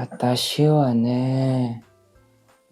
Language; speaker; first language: Japanese; non-native, fluent; Indonesian